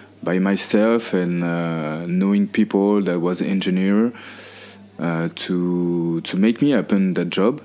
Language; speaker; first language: English; non-native, fluent; French